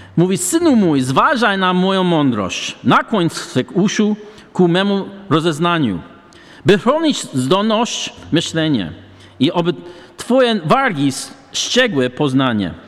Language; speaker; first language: Polish; non-native, fluent; English